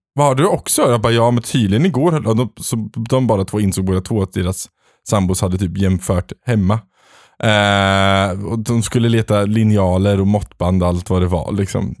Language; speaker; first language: Swedish; native; Swedish